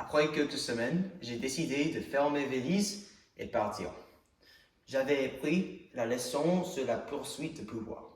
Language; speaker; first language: French; non-native, learner; English